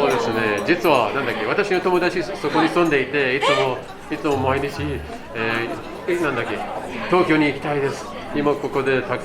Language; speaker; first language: Japanese; non-native, learner; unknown